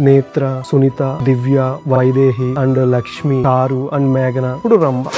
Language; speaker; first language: Telugu; native; Telugu